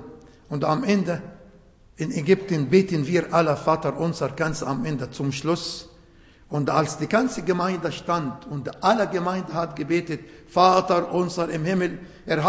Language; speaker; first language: German; non-native, fluent; Arabic